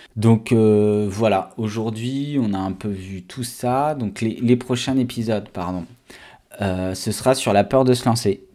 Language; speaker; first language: French; native; French